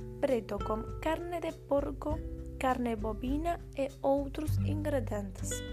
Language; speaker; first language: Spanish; non-native, learner; Portuguese